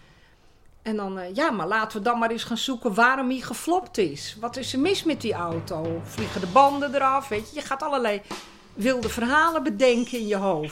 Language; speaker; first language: Dutch; native; Dutch